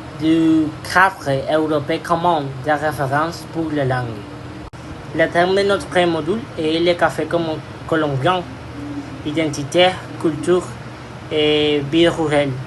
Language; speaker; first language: French; non-native, fluent; Spanish